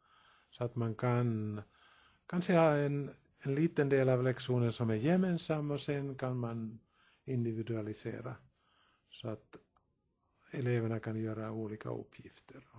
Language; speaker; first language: Swedish; non-native, local second language; Finnish